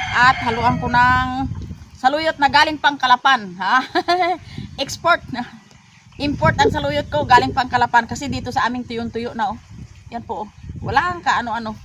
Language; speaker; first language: Filipino; non-native, local second language; Hiligaynon